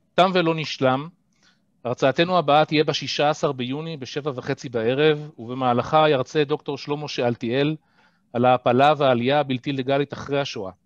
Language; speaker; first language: Hebrew; native; Hebrew